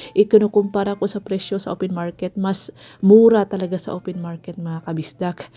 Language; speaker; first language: Filipino; non-native, local second language; Cebuano